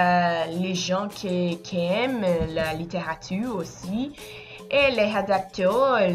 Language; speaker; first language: French; non-native, learner; Portuguese